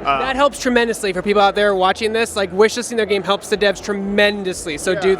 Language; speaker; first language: English; native; English